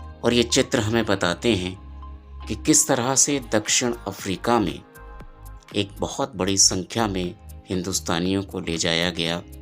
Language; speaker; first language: Hindi; native; Hindi